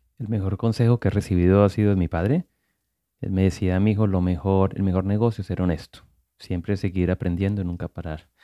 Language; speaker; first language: Spanish; native; Spanish